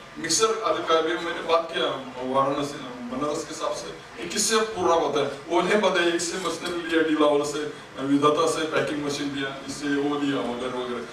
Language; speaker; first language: Hindi; non-native, local second language; Marathi